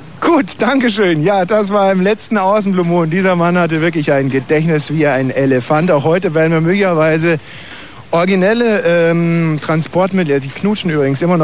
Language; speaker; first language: German; native; German